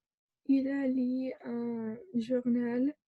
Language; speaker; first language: French; non-native, learner; English